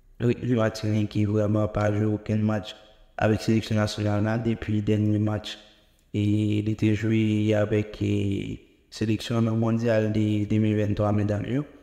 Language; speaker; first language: French; non-native, local second language; Haitian Creole